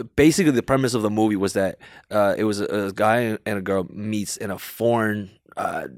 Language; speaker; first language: English; early bilingual, other home language; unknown